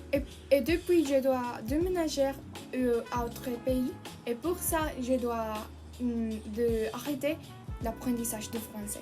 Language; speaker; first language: French; non-native, learner; Spanish